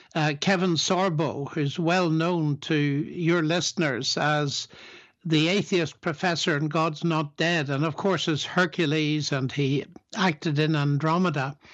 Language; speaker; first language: English; native; English